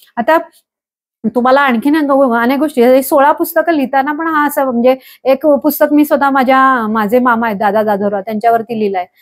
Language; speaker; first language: Marathi; native; Marathi